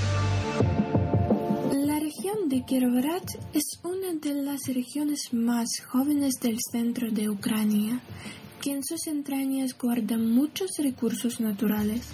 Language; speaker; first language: Spanish; non-native, learner; Ukrainian